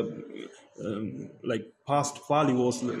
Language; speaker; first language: English; non-native, local second language; Sinhala